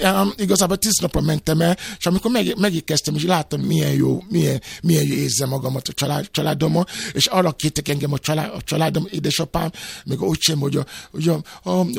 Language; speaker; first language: Hungarian; non-native, fluent; Yoruba